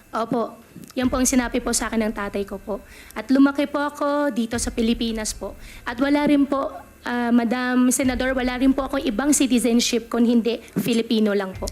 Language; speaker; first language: Filipino; native; Filipino